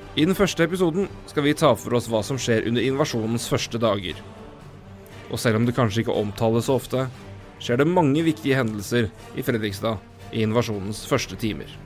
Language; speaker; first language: Norwegian; native; Norwegian